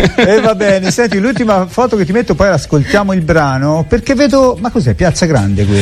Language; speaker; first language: Italian; native; Italian